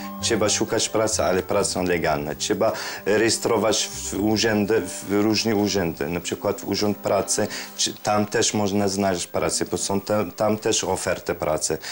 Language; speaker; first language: Polish; non-native, learner; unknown